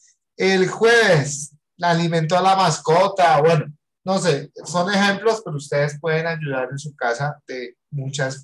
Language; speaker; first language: Spanish; native; Spanish